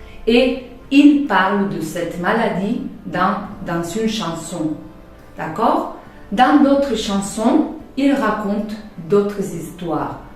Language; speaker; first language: French; non-native, fluent; Spanish